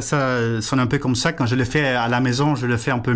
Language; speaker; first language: French; non-native, fluent; Spanish